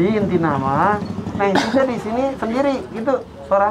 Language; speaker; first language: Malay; non-native, local second language; Sundanese